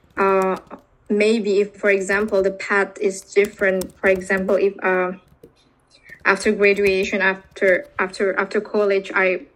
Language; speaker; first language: English; non-native, fluent; Indonesian